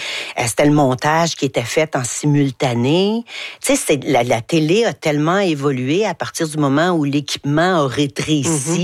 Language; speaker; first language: French; native; French